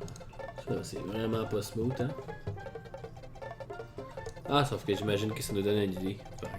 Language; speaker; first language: French; native; French